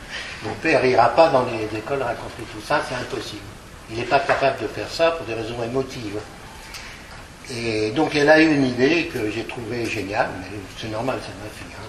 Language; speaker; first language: French; early bilingual, other home language; Polish